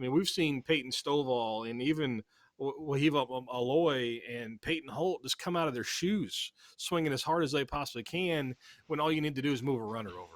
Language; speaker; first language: English; native; English